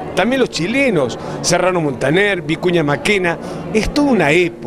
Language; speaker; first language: Spanish; native; Spanish